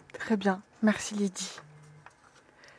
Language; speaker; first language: French; native; French